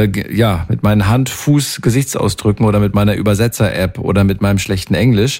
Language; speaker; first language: German; native; German